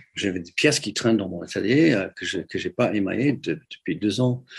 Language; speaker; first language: French; non-native, fluent; English